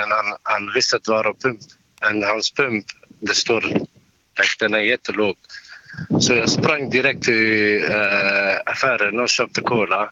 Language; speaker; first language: Swedish; non-native, learner; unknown